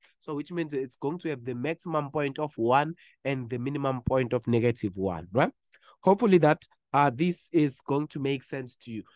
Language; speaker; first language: English; non-native, local second language; Zulu